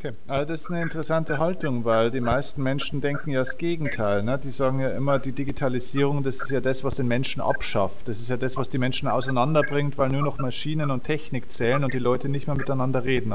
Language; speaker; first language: German; native; German